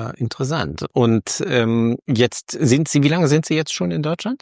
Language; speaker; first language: German; native; German